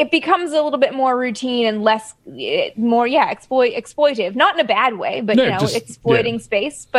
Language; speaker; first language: English; native; English